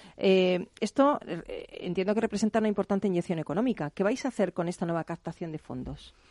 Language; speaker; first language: Spanish; native; Spanish